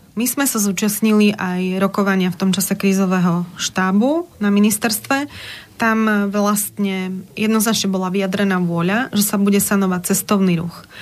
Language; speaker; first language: Slovak; native; Slovak